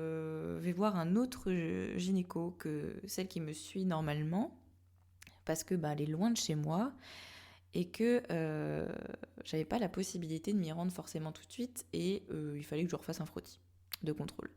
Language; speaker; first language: French; native; French